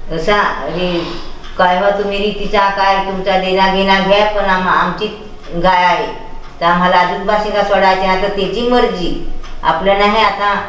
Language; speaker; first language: Marathi; non-native, local second language; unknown